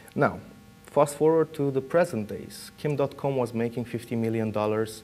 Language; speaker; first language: English; non-native, fluent; Romanian